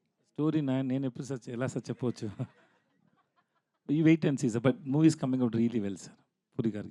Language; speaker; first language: Telugu; non-native, learner; Tamil